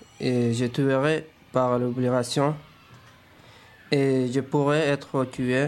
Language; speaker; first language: French; non-native, fluent; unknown